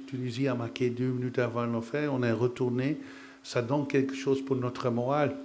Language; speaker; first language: French; non-native, fluent; Dutch